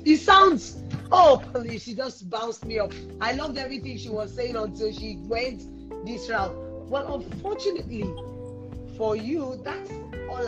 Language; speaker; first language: English; non-native, local second language; Yoruba